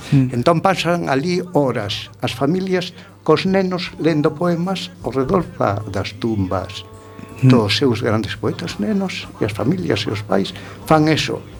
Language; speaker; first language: Galician; native; Galician